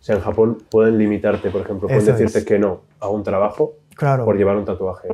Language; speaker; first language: Spanish; native; Spanish